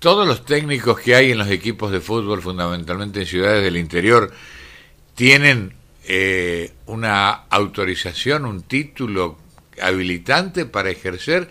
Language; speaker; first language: Spanish; native; Spanish